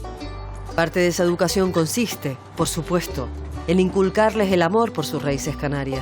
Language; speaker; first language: Spanish; native; Spanish